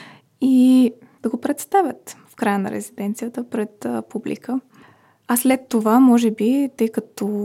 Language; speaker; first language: Bulgarian; native; Bulgarian